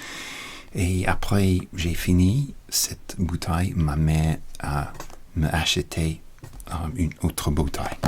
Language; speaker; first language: French; non-native, learner; English